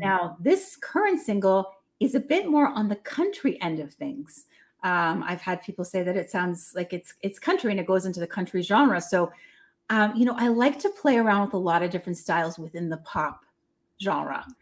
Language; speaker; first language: English; native; English